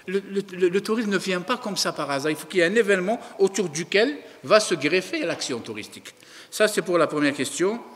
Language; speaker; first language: French; non-native, local second language; Arabic